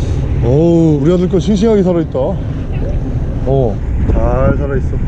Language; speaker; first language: Korean; native; Korean